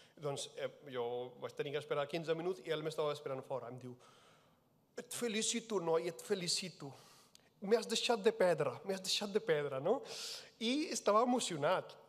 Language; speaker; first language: Catalan; non-native, fluent; Punjabi